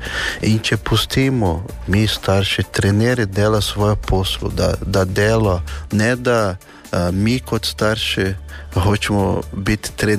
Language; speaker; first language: Slovenian; non-native, learner; Portuguese